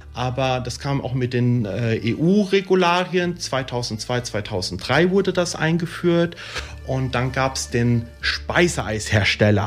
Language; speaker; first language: German; early bilingual, other home language; Italian